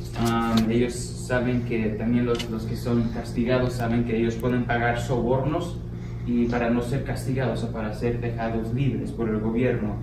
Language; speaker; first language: Spanish; early bilingual, heritage; Spanish